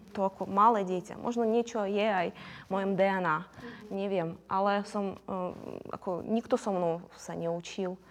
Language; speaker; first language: Slovak; non-native, fluent; Ukrainian